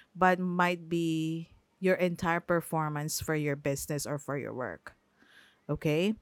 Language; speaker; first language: English; non-native, local second language; Filipino